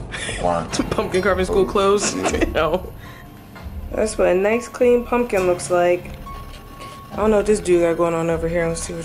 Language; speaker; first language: English; native; English